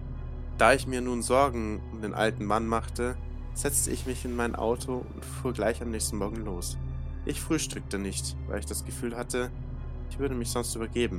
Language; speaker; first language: German; native; German